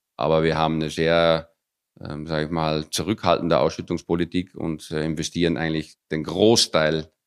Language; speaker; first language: German; early bilingual, other home language; Dutch